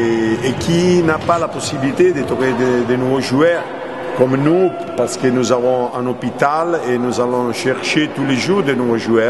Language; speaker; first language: French; non-native, learner; Italian